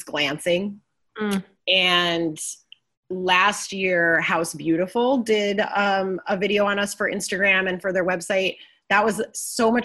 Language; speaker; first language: English; native; English